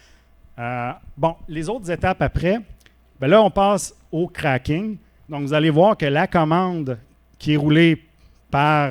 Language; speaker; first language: French; native; French